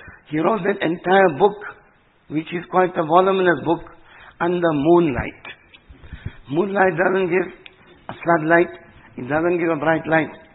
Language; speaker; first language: English; native; English